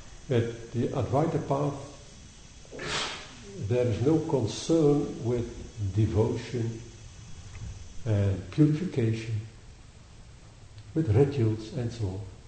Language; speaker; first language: English; non-native, fluent; Dutch